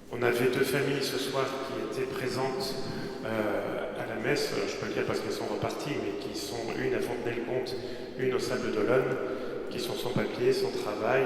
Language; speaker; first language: French; native; French